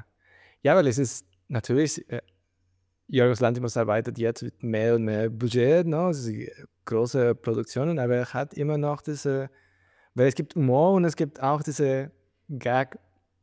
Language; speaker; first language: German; non-native, fluent; Spanish